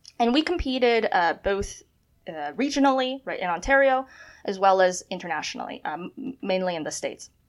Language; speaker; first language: English; early bilingual, other home language; Chinese